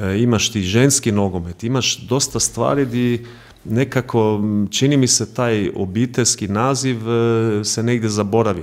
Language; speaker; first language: Croatian; early bilingual, heritage; Croatian